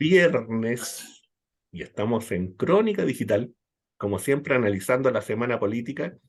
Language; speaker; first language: Spanish; native; Spanish